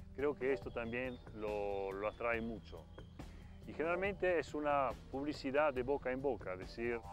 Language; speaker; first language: Spanish; non-native, fluent; Italian